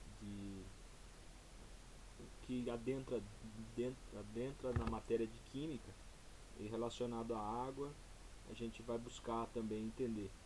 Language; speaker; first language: Portuguese; native; Portuguese